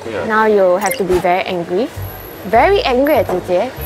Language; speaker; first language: English; non-native, local second language; Chinese